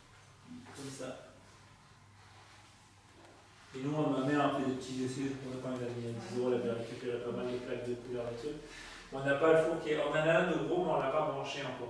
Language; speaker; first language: French; native; French